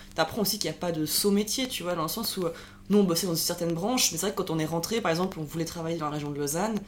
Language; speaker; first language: French; native; French